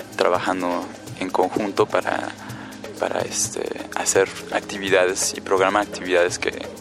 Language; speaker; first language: Spanish; native; Spanish